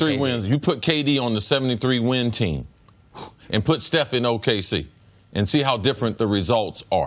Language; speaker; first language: English; native; English